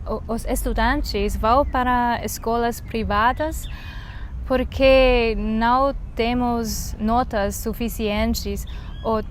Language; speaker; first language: Portuguese; non-native, learner; Chinese